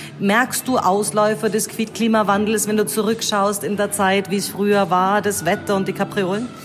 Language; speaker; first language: German; native; German